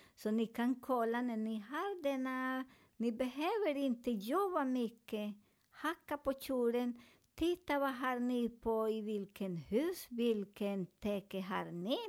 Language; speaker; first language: Swedish; non-native, learner; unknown